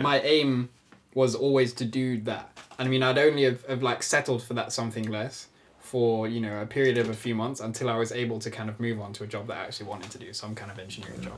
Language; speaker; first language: English; native; English